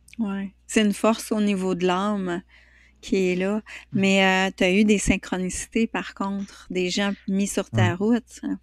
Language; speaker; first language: French; native; French